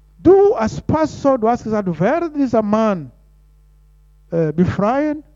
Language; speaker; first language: German; non-native, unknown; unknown